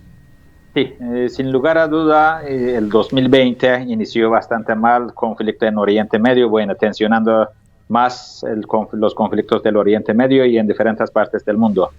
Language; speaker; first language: Spanish; non-native, fluent; Turkish